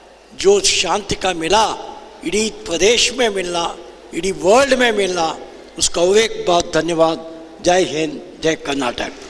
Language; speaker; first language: Hindi; non-native, local second language; Kannada